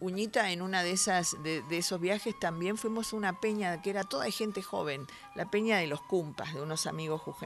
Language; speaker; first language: Spanish; native; Spanish